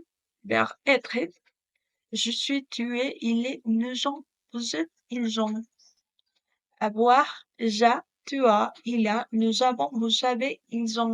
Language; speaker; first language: French; non-native, learner; Spanish